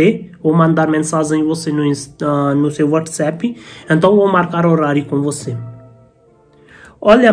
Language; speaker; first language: Portuguese; non-native, learner; Hindi